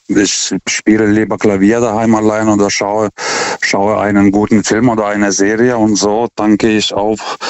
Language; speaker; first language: German; non-native, fluent; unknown